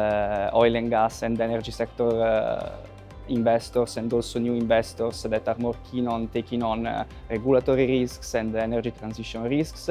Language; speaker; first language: English; non-native, fluent; Italian